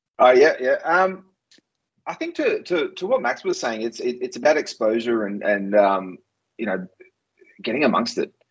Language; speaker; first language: English; native; English